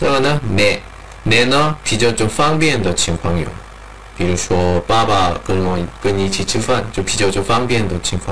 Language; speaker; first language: Chinese; non-native, learner; Korean